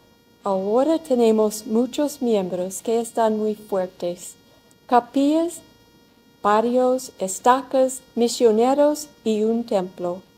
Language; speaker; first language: Spanish; non-native, learner; English